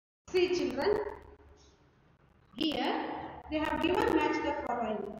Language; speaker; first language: English; non-native, local second language; Kannada